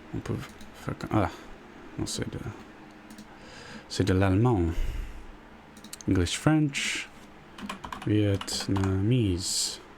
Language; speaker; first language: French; non-native, learner; English